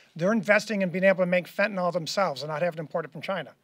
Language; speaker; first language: English; native; English